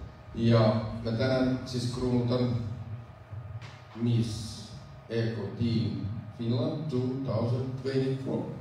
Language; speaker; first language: Finnish; non-native, fluent; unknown